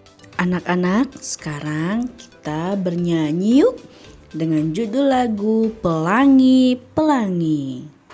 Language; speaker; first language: Indonesian; native; Indonesian